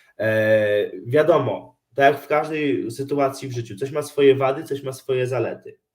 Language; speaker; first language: Polish; native; Polish